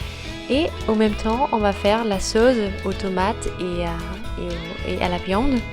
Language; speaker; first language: French; non-native, fluent; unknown